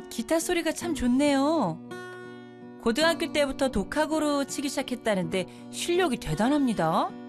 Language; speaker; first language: Korean; native; Korean